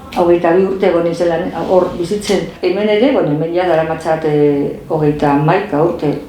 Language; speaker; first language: Basque; non-native, local second language; Spanish